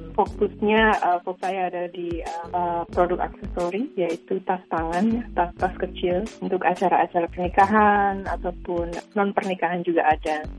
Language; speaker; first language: Indonesian; native; Indonesian